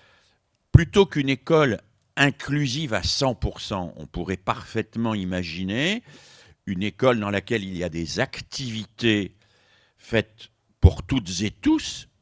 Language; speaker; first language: French; native; French